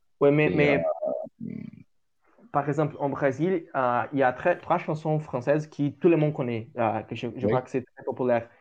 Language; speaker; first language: French; non-native, learner; Portuguese